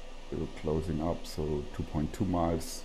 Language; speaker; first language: English; non-native, fluent; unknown